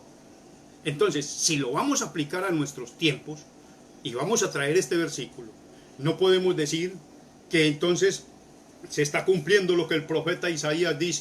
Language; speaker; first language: Spanish; native; Spanish